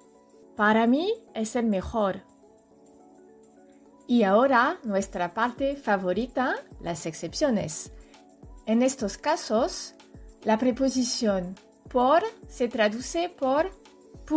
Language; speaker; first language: Spanish; non-native, fluent; French